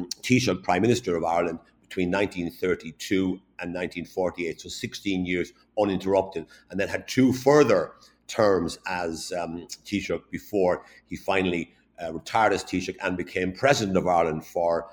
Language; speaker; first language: English; native; English